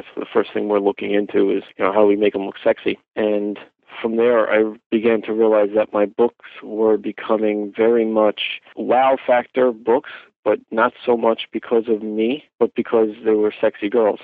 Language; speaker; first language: English; native; English